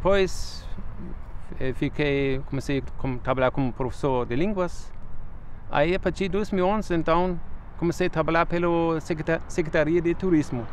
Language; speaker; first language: Portuguese; non-native, fluent; Danish